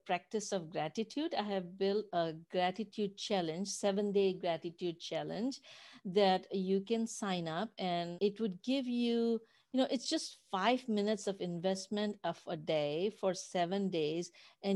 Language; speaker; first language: English; non-native, local second language; Urdu